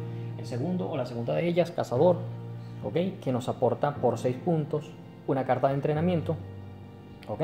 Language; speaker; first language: Spanish; native; Spanish